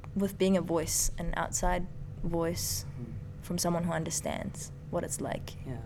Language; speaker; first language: English; early bilingual, other home language; Persian